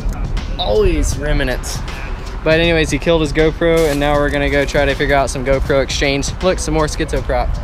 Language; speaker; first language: English; native; English